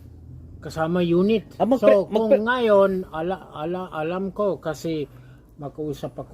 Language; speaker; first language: Filipino; non-native, learner; German